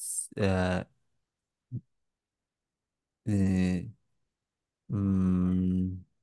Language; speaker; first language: French; non-native, learner; English